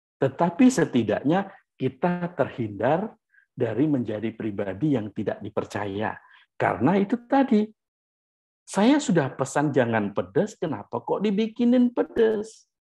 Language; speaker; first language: Indonesian; native; Indonesian